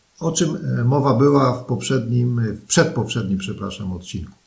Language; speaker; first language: Polish; native; Polish